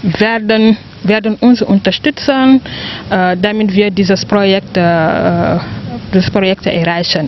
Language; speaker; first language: German; non-native, fluent; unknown